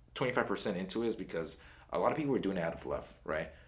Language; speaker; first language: English; native; English